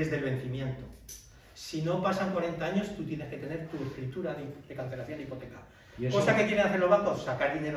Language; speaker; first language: Spanish; native; Spanish